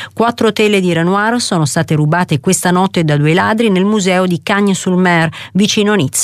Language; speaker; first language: Italian; native; Italian